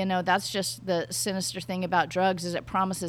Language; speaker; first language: English; native; English